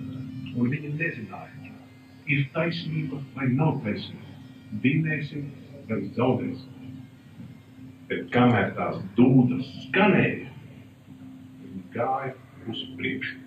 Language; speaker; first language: Latvian; native; Latvian